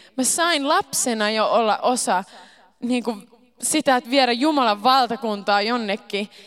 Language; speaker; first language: Finnish; early bilingual, heritage; Finnish